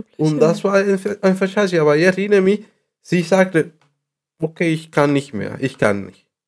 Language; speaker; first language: German; non-native, learner; Spanish